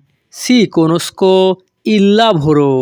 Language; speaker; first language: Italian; non-native, learner; Bangla